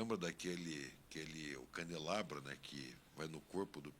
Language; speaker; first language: Portuguese; native; Portuguese